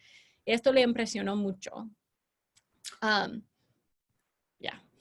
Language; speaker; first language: Spanish; non-native, fluent; English